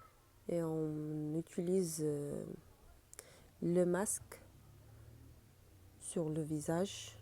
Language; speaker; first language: French; non-native, learner; Arabic